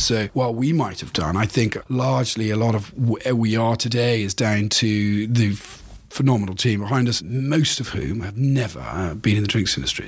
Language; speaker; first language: English; native; English